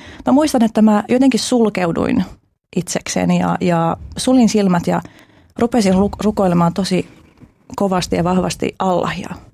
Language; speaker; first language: Finnish; early bilingual, other home language; Albanian